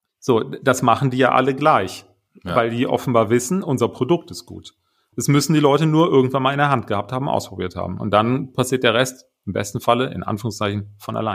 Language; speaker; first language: German; native; German